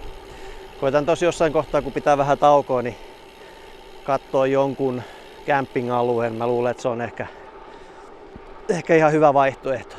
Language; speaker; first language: Finnish; native; Finnish